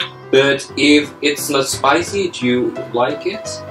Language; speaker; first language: English; non-native, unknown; Indonesian